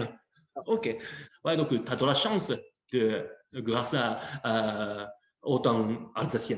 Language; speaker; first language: French; non-native, fluent; Japanese